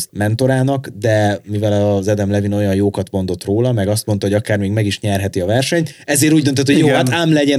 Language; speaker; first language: Hungarian; native; Hungarian